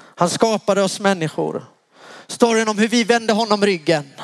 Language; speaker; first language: Swedish; native; Swedish